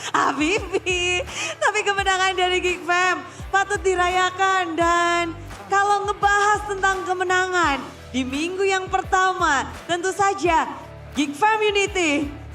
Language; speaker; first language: Indonesian; native; Indonesian